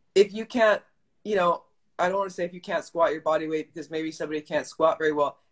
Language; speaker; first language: English; native; English